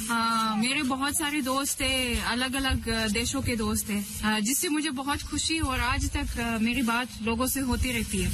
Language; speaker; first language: Hindi; non-native, fluent; Russian